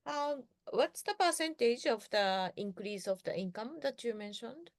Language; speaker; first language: English; non-native, fluent; Japanese